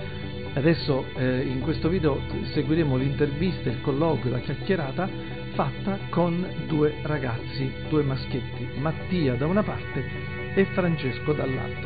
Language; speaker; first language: Italian; native; Italian